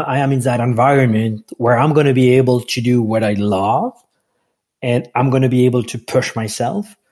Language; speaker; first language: English; non-native, fluent; French